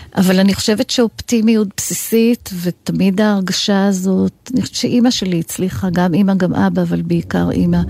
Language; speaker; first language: Hebrew; native; Hebrew